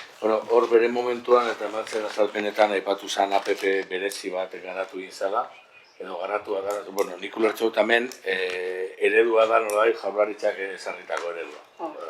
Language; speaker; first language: Basque; native; Basque